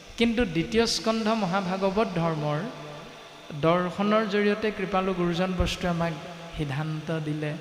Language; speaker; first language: Assamese; native; Assamese